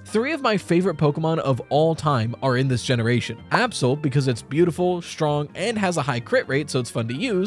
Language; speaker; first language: English; native; English